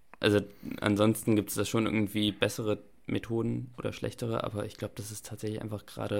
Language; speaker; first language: German; native; German